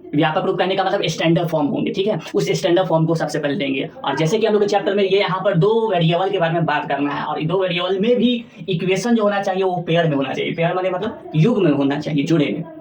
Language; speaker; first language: Hindi; native; Hindi